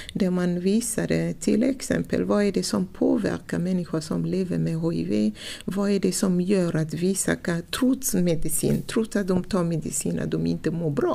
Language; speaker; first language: Swedish; non-native, fluent; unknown